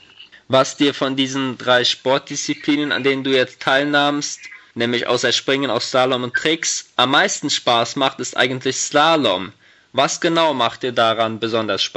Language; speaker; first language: German; native; German